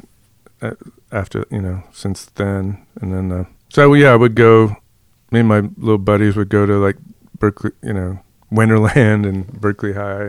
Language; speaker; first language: English; native; English